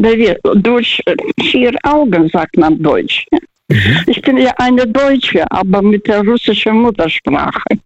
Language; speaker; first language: German; non-native, fluent; Russian